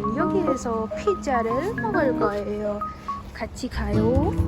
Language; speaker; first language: Korean; non-native, learner; Bangla